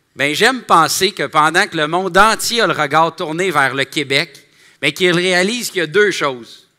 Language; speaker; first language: French; native; French